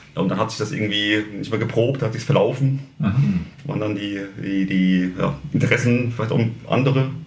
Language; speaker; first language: German; native; German